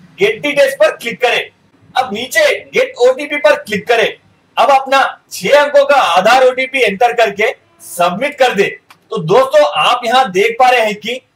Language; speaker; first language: Hindi; non-native, local second language; Telugu